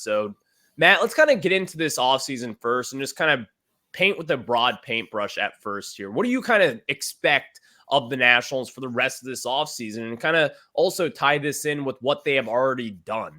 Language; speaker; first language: English; native; English